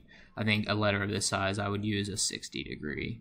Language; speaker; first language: English; native; English